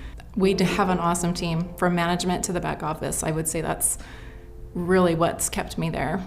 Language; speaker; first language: English; native; English